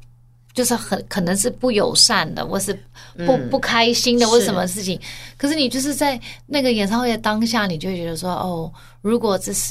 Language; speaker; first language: Chinese; early bilingual, heritage; Chinese